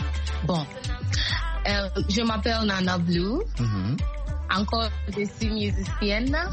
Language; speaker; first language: French; non-native, learner; Akan